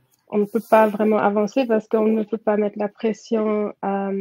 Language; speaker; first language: French; non-native, fluent; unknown